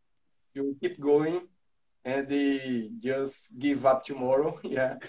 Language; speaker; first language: English; non-native, learner; Portuguese